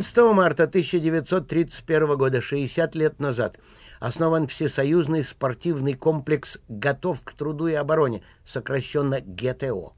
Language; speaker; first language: Russian; native; Russian